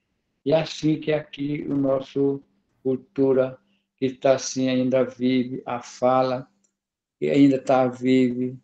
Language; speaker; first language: Portuguese; non-native, local second language; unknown